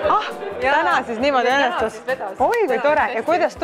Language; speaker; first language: Estonian; native; Estonian